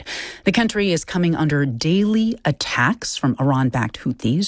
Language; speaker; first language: English; native; English